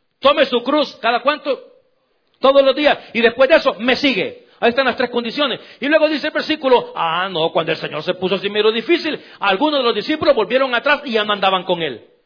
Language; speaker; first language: Spanish; native; Spanish